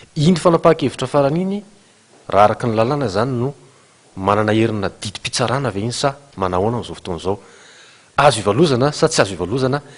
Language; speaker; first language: Malagasy; native; Malagasy